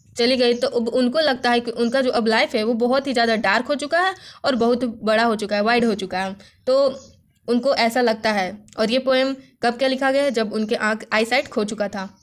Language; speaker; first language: Hindi; native; Hindi